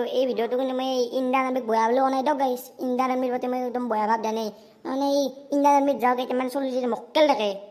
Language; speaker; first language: Assamese; native; Assamese